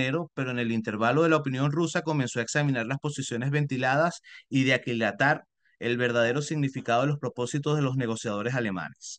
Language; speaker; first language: Spanish; native; Spanish